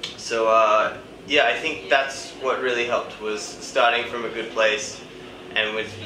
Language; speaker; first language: English; native; English